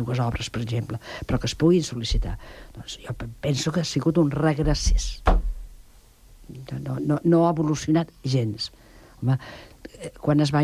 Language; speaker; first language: Catalan; native; Catalan